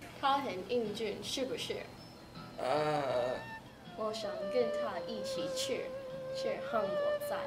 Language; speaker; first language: Chinese; non-native, learner; English